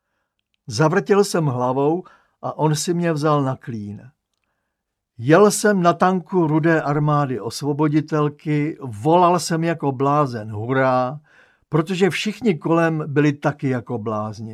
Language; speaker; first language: Czech; native; Czech